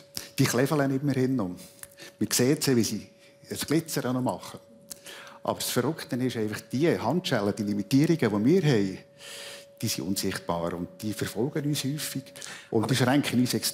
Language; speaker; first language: German; native; German